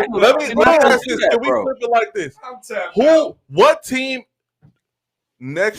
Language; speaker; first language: English; native; English